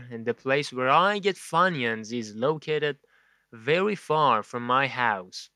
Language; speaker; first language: English; non-native, fluent; Persian